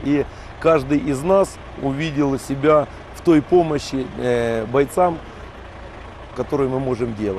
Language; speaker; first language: Russian; native; Russian